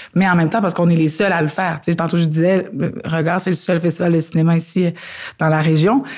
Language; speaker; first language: French; native; French